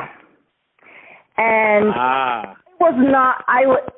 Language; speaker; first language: English; non-native, fluent; Polish